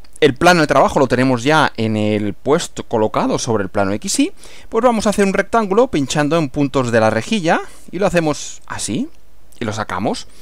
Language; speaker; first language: Spanish; native; Spanish